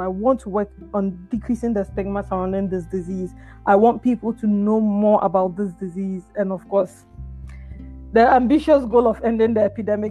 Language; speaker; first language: English; non-native, local second language; Akan